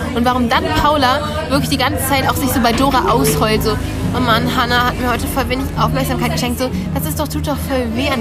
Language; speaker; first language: German; native; German